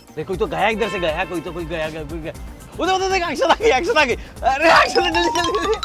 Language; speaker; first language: Hindi; native; Hindi